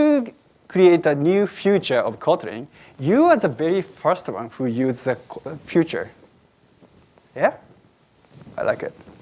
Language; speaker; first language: English; non-native, fluent; Japanese